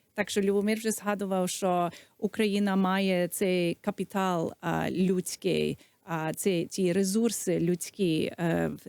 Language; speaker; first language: Ukrainian; early bilingual, heritage; Ukrainian